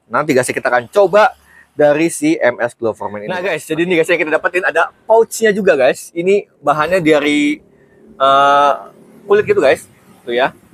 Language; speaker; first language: Indonesian; native; Indonesian